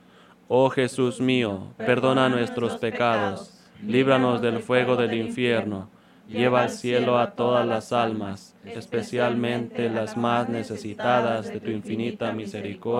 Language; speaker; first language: Spanish; native; Spanish